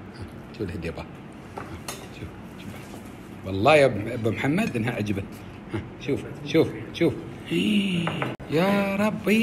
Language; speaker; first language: Arabic; native; Arabic